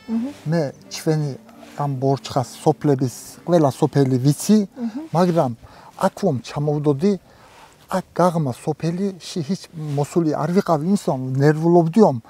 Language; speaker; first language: Georgian; early bilingual, heritage; Georgian